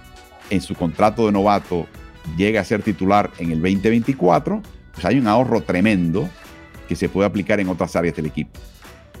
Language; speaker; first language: Spanish; native; Spanish